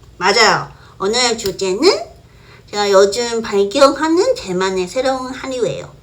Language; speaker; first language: Korean; non-native, fluent; Chinese